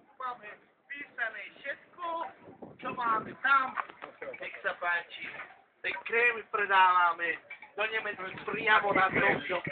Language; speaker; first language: Slovak; non-native, local second language; Hungarian